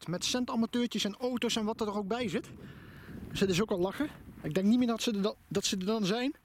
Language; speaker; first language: Dutch; native; Dutch